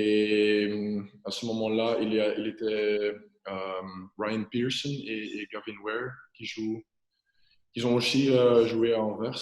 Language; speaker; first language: French; non-native, local second language; Dutch